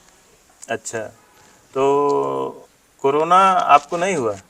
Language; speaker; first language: Hindi; native; Hindi